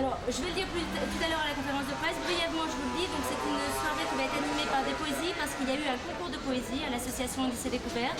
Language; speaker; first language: French; native; French